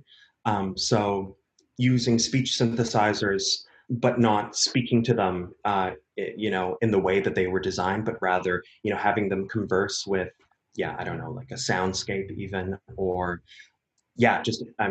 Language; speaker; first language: English; native; English